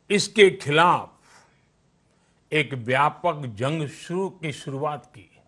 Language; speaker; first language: Hindi; non-native, local second language; Gujarati